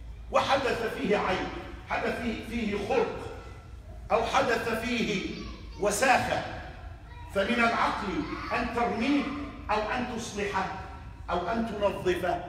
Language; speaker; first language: Arabic; native; Arabic